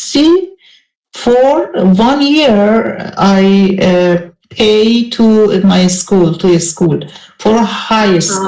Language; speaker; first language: English; non-native, learner; Persian